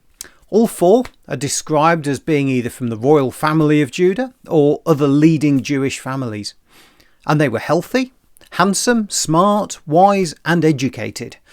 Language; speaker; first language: English; native; English